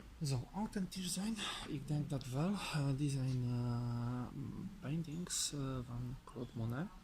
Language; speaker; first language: Dutch; non-native, learner; Polish